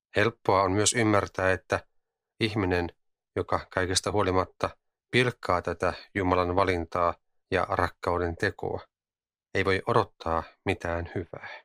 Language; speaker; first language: Finnish; native; Finnish